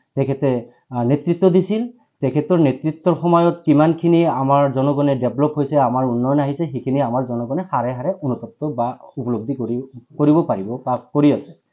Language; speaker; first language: Assamese; non-native, local second language; Bangla